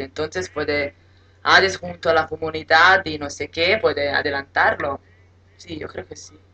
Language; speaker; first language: Spanish; non-native, learner; Italian